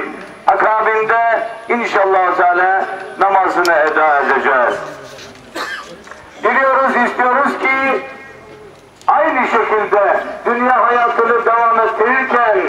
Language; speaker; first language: Turkish; native; Turkish